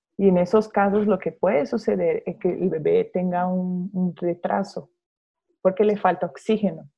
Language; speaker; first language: Spanish; non-native, fluent; Portuguese